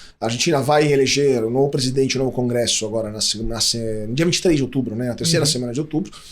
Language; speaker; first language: Portuguese; non-native, fluent; Italian